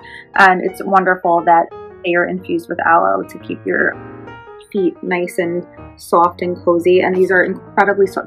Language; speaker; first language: English; native; English